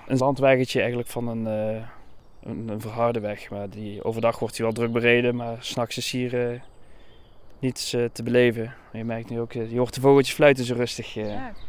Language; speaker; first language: Dutch; native; Dutch